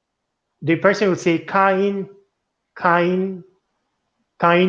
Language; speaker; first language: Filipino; non-native, learner; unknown